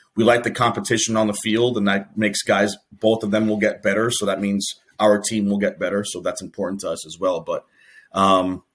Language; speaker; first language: English; native; English